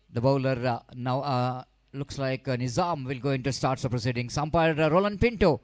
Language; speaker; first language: English; non-native, local second language; Kannada